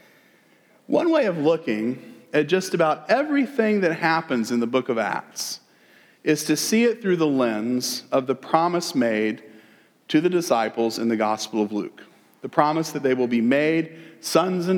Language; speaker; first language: English; native; English